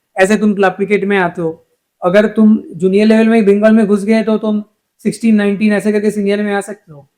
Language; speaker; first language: Hindi; non-native, local second language; Bangla